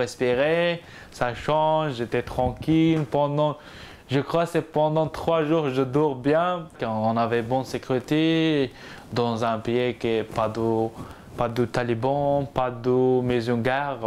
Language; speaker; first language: French; non-native, learner; Persian